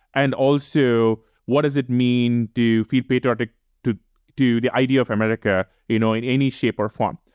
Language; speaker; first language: English; non-native, local second language; Tamil